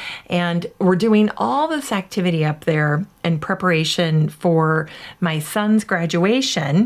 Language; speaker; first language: English; native; English